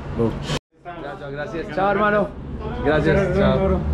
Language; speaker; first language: Spanish; non-native, learner; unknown